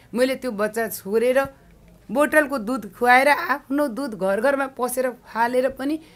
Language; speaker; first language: Nepali; non-native, local second language; Maithili